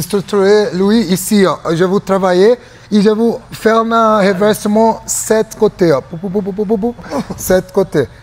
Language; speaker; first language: French; non-native, learner; Portuguese